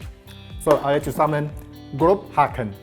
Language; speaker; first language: German; non-native, learner; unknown